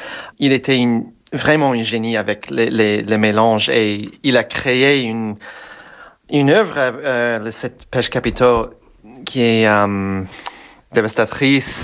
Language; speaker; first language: French; non-native, fluent; English